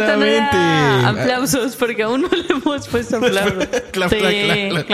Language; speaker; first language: Spanish; native; Spanish